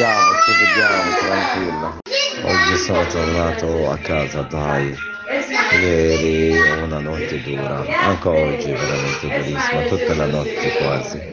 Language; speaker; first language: Italian; non-native, learner; Arabic